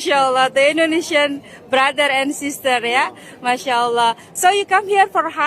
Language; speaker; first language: English; non-native, fluent; Persian